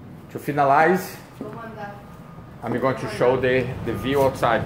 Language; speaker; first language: English; non-native, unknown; Portuguese